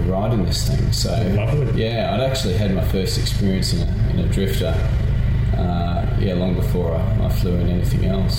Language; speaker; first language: English; native; English